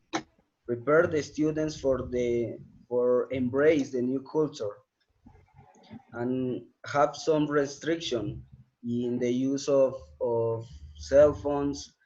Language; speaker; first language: English; non-native, learner; Spanish